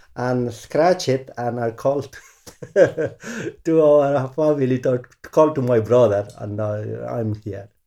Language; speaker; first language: English; non-native, learner; Persian